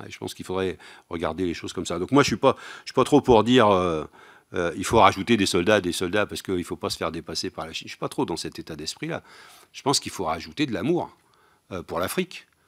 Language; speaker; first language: French; native; French